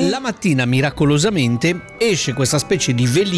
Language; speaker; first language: Italian; native; Italian